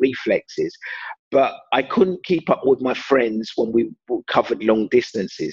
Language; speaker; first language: English; native; English